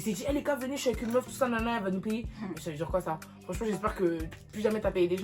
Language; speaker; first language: French; native; French